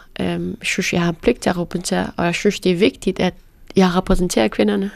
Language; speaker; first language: Danish; early bilingual, other home language; Persian